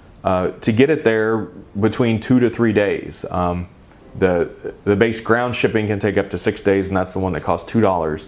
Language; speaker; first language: English; native; English